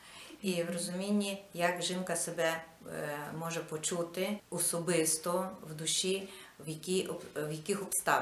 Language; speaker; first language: Polish; non-native, learner; Ukrainian